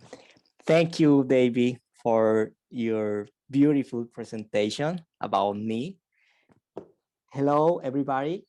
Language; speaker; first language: English; non-native, fluent; Spanish